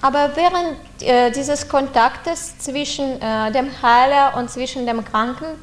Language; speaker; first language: German; non-native, fluent; Russian